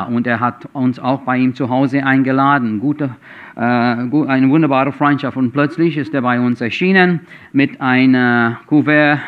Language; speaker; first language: German; non-native, fluent; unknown